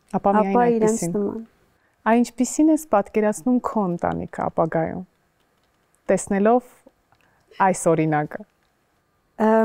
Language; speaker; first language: Armenian; native; Armenian